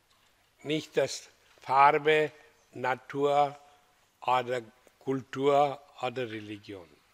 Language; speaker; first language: German; non-native, learner; Hindi